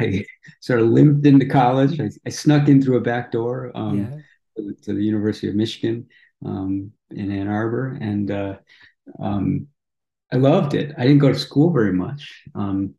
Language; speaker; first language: English; native; English